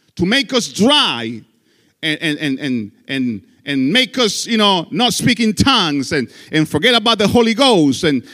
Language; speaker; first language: English; non-native, fluent; Spanish